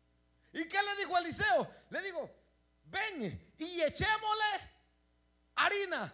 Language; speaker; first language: Spanish; native; Spanish